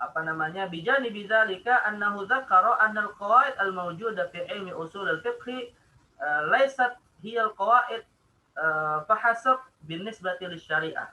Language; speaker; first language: Arabic; non-native, fluent; Indonesian